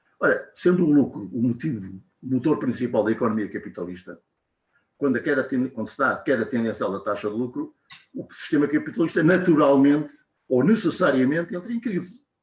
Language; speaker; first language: Portuguese; native; Portuguese